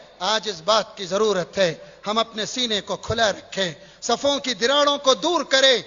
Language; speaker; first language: Urdu; native; Urdu